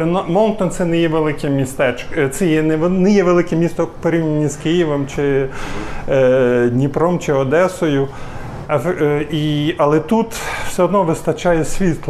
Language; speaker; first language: Ukrainian; native; Ukrainian